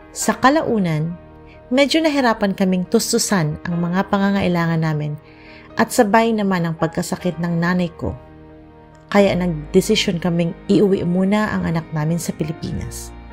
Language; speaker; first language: Filipino; non-native, local second language; Bikol